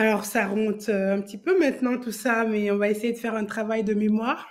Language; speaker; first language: French; native; French